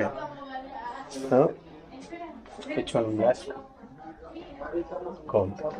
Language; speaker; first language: English; non-native, local second language; Tamil